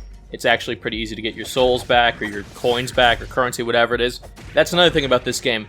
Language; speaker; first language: English; native; English